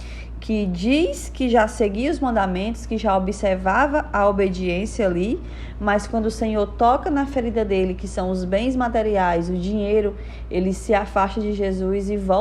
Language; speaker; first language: Portuguese; native; Portuguese